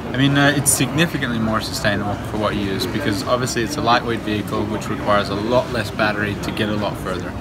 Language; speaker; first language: English; non-native, fluent; Ukrainian